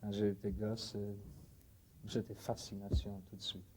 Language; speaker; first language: French; non-native, fluent; Polish